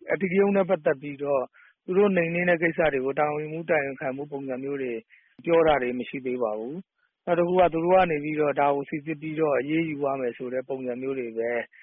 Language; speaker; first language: Burmese; native; Burmese